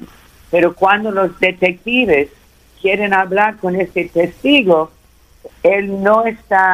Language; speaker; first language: Spanish; early bilingual, heritage; Spanish